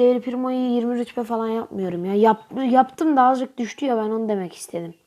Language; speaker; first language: Turkish; native; Turkish